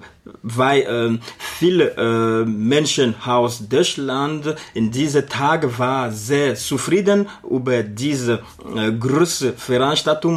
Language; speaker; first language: German; non-native, learner; Arabic